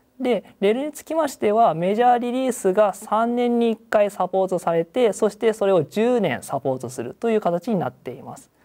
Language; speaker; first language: Japanese; native; Japanese